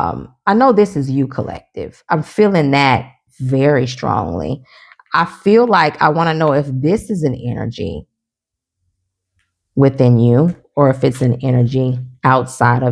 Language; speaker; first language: English; native; English